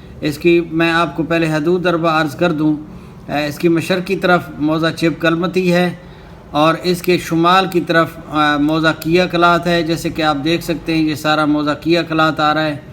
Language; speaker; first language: Urdu; non-native, local second language; Baluchi